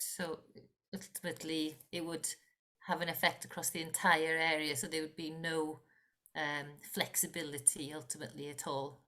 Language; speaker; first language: English; non-native, local second language; Welsh